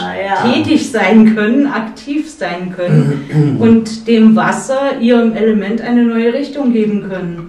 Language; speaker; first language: German; native; German